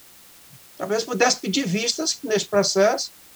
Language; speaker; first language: Portuguese; native; Portuguese